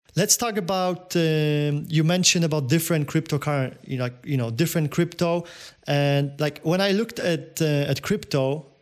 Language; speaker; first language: English; non-native, fluent; Polish